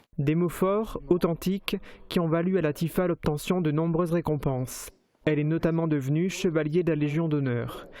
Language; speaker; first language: French; native; French